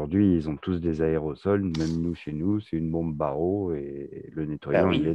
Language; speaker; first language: French; native; French